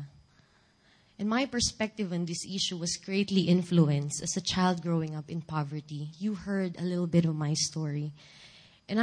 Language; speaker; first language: English; non-native, local second language; Filipino